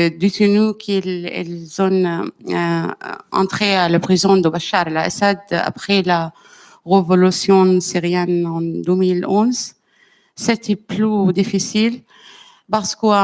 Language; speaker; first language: French; non-native, learner; Arabic